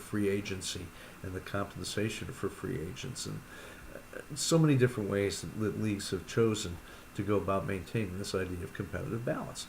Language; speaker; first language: English; native; English